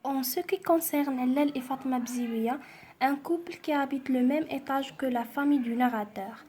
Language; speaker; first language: French; non-native, local second language; Arabic